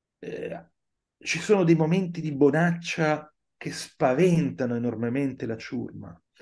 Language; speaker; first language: Italian; native; Italian